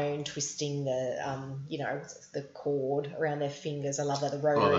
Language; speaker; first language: English; native; English